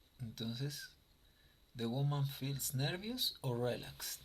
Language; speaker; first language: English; non-native, fluent; Spanish